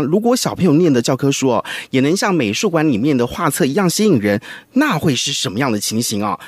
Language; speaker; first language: Chinese; native; Chinese